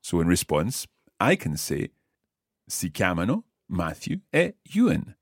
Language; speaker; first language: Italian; non-native, fluent; English